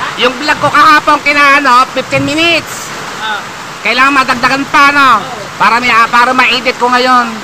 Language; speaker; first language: Filipino; native; Filipino